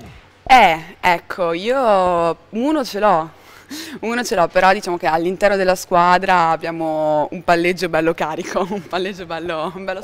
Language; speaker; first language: Italian; native; Italian